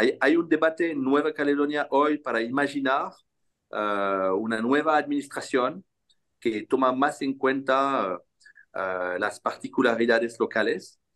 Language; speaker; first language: Spanish; non-native, fluent; French